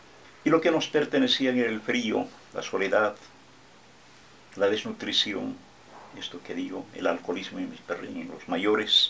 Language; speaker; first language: Spanish; native; Spanish